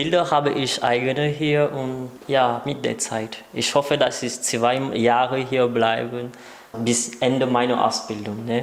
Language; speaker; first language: German; non-native, learner; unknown